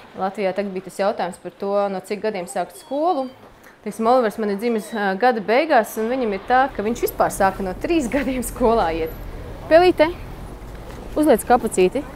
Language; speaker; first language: Latvian; native; Latvian